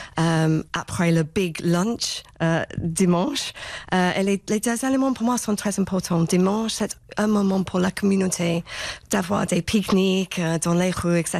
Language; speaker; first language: French; non-native, fluent; English